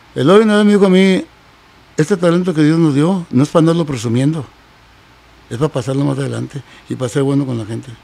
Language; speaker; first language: Spanish; native; Spanish